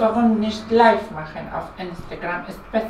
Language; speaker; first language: German; non-native, learner; Arabic